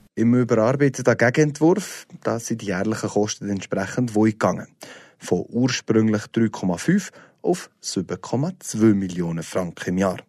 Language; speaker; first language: German; native; German